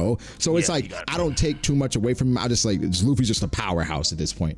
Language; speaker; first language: English; native; English